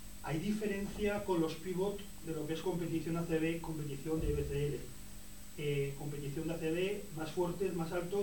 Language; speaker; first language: Spanish; native; Spanish